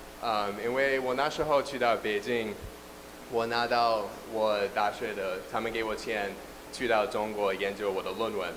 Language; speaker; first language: Chinese; non-native, learner; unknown